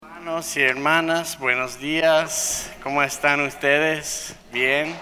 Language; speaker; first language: Spanish; non-native, fluent; English